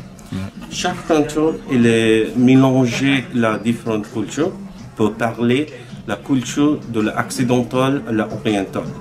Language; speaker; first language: French; non-native, learner; Bangla